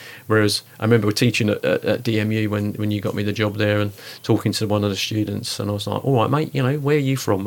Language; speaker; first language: English; native; English